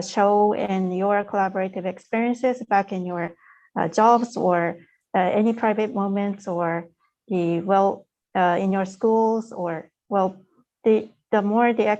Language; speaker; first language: English; non-native, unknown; Japanese